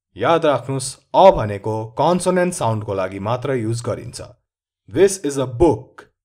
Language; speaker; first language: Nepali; native; Nepali